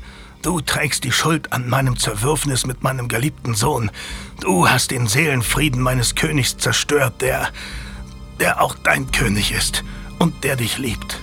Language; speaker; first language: German; native; German